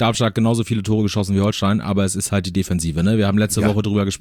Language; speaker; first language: German; native; German